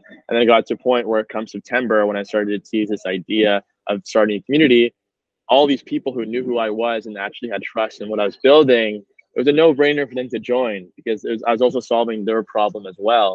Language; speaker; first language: English; native; English